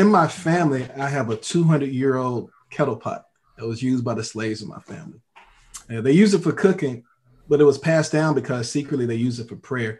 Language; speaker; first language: English; native; English